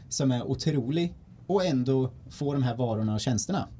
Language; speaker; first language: Swedish; native; Swedish